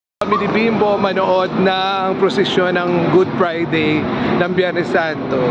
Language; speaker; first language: Filipino; native; Filipino